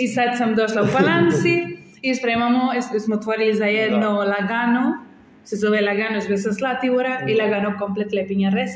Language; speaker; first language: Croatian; non-native, learner; Spanish